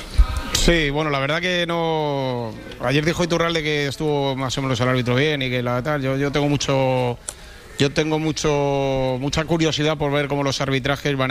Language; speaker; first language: Spanish; native; Spanish